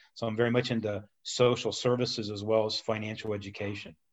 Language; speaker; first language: English; native; English